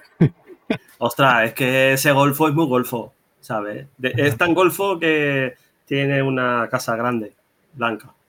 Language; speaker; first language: Spanish; native; Spanish